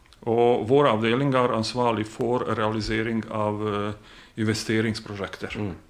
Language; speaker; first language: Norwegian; non-native, fluent; Bosnian